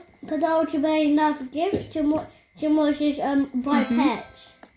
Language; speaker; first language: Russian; early bilingual, heritage; Russian